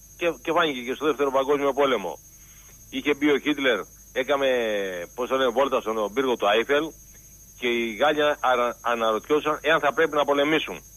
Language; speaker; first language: Greek; native; Greek